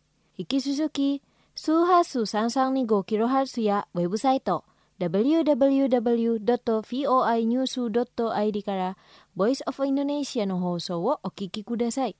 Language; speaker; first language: Japanese; non-native, fluent; Indonesian